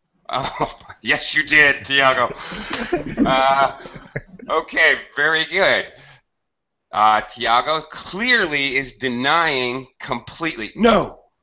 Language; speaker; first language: English; native; English